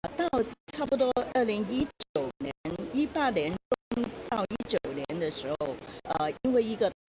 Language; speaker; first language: Chinese; non-native, local second language; Cantonese